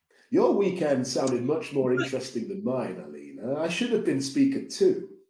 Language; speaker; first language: English; native; English